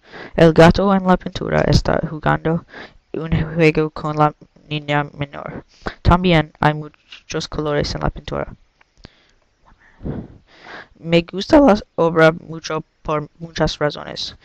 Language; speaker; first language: Spanish; non-native, learner; English